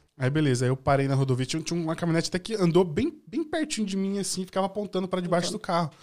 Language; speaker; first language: Portuguese; native; Portuguese